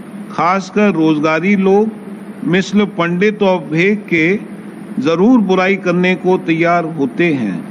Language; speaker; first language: Hindi; native; Hindi